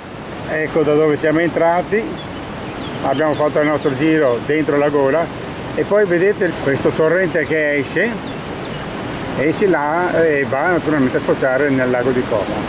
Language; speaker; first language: Italian; native; Italian